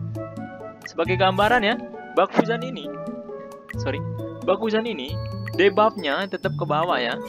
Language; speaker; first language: Indonesian; native; Indonesian